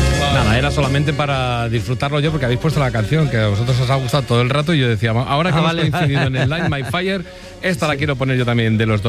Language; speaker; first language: Spanish; native; Spanish